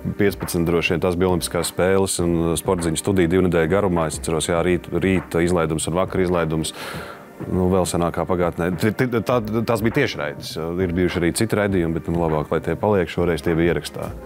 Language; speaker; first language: Latvian; native; Latvian